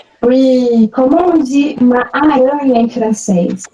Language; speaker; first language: French; non-native, fluent; Portuguese